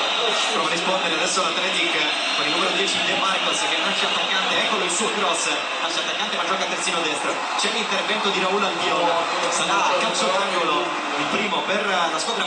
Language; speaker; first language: Italian; native; Italian